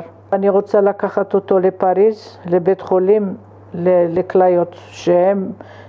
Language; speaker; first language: Hebrew; non-native, fluent; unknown